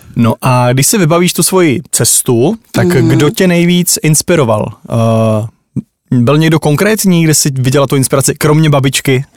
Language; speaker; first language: Czech; native; Czech